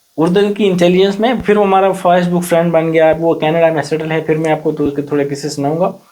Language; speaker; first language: Urdu; non-native, local second language; Pashto